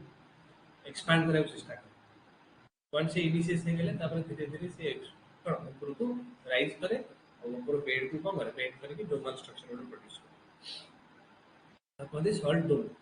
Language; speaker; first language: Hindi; non-native, local second language; Odia